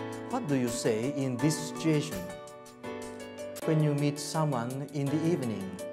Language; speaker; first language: English; non-native, fluent; Japanese